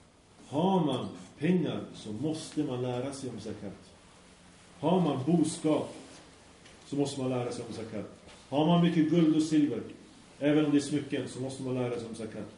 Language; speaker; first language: Swedish; early bilingual, other home language; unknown